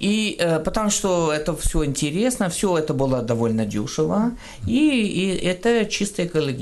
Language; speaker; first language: Russian; non-native, fluent; French